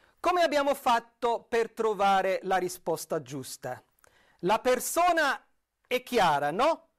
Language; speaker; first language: Italian; non-native, fluent; Arabic